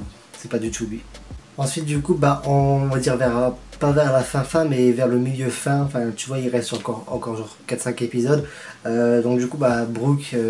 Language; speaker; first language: French; native; French